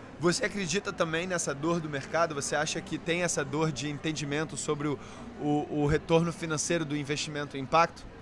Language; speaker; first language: Portuguese; early bilingual, heritage; Portuguese